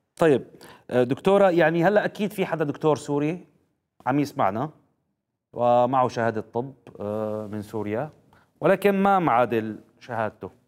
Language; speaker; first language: Arabic; native; Arabic